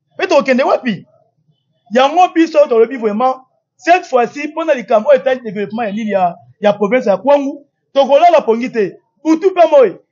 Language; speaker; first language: Lingala; non-native, local second language; Kituba (Democratic Republic of Congo)